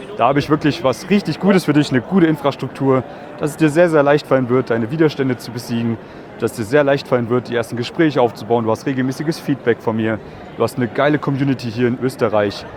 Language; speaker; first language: German; native; German